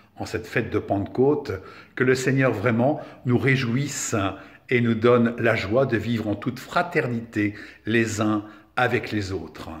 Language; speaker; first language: French; native; French